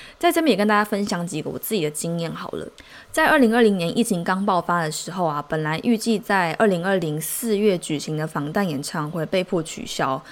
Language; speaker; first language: Chinese; native; Chinese